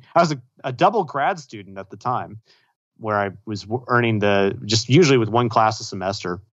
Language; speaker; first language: English; native; English